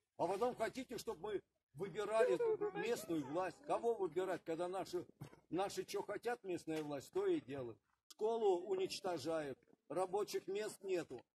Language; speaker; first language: Russian; native; Russian